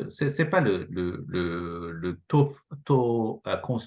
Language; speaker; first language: French; non-native, fluent; Japanese